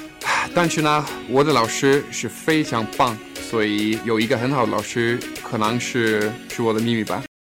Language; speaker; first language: Chinese; non-native, fluent; Danish